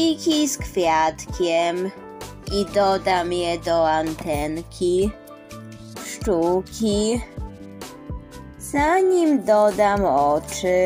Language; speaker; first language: Polish; early bilingual, heritage; Polish